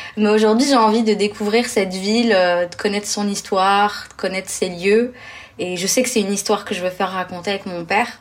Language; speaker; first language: French; early bilingual, other home language; Arabic